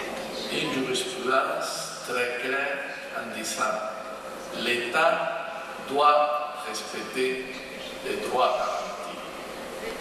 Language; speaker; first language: French; non-native, fluent; Spanish